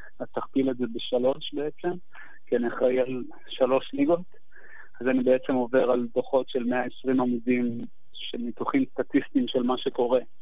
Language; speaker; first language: Hebrew; native; Hebrew